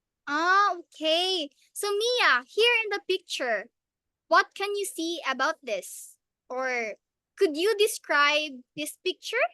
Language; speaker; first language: English; non-native, local second language; Filipino